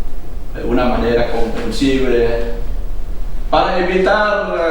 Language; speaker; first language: Spanish; non-native, fluent; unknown